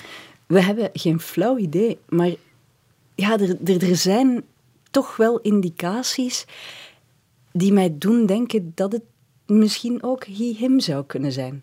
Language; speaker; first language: Dutch; native; Dutch